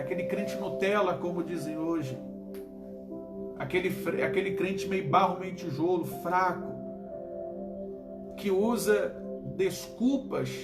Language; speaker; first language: Portuguese; native; Portuguese